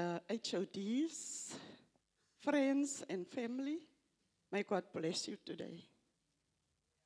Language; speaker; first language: English; non-native, local second language; Afrikaans